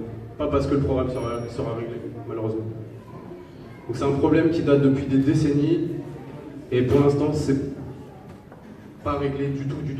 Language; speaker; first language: French; native; French